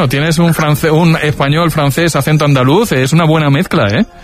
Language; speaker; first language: Spanish; native; Spanish